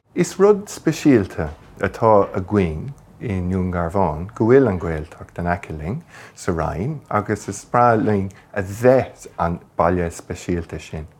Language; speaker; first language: Irish; non-native, local second language; English